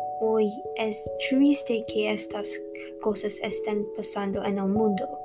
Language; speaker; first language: Spanish; non-native, learner; English